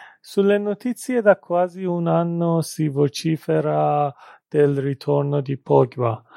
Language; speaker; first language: Italian; non-native, fluent; Persian